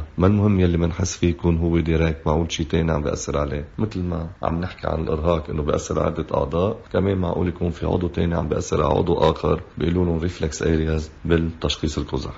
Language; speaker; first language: Arabic; native; Arabic